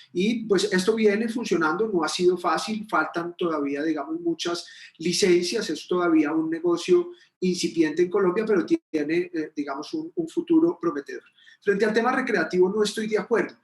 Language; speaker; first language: Spanish; native; Spanish